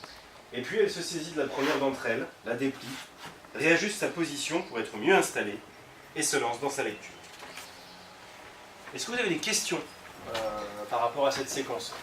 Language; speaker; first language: French; native; French